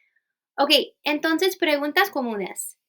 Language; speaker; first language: Spanish; non-native, fluent; English